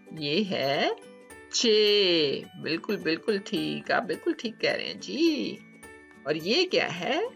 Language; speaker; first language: Urdu; native; Urdu